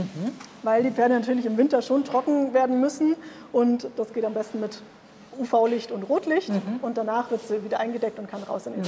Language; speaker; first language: German; native; German